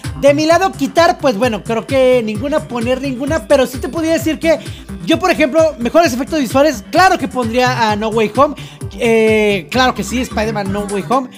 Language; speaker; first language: Spanish; native; Spanish